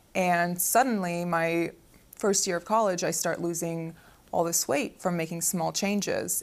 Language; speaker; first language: English; early bilingual, other home language; Arabic